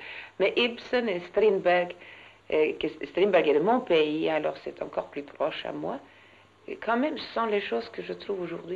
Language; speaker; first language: French; non-native, learner; Swedish